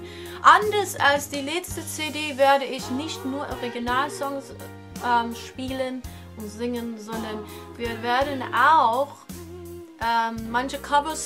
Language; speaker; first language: German; non-native, fluent; English